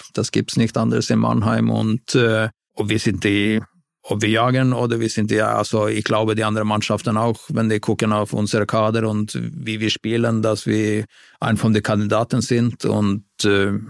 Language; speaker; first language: German; non-native, fluent; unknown